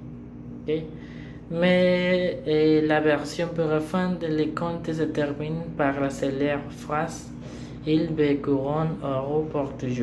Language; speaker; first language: French; non-native, learner; Spanish